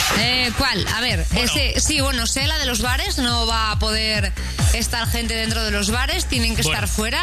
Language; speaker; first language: Spanish; native; Spanish